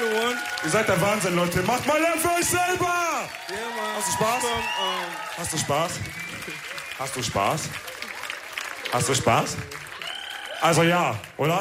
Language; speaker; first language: German; early bilingual, other home language; Wolof